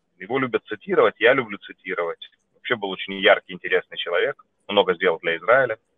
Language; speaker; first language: Russian; native; Russian